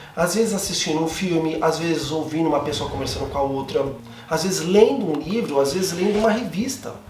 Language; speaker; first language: Portuguese; native; Portuguese